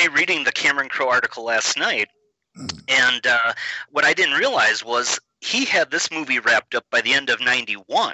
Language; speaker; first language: English; native; English